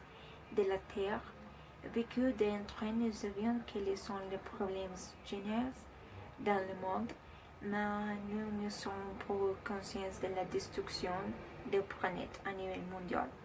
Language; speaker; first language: French; non-native, learner; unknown